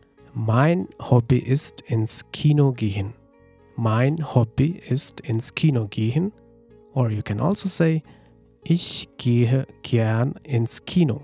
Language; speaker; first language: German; non-native, fluent; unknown